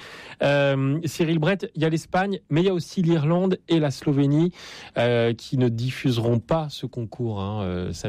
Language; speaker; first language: French; native; French